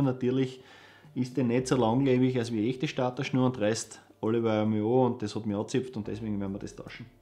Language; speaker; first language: German; native; German